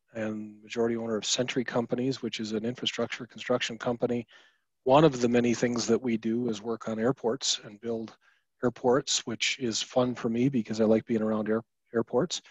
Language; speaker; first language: English; native; English